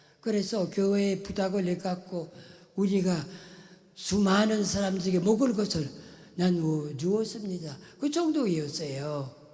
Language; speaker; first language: Korean; non-native, fluent; French